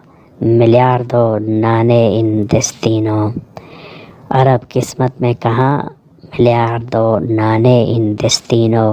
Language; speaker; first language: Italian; non-native, learner; Urdu